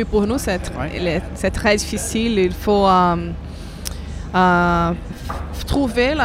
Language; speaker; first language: French; non-native, fluent; Portuguese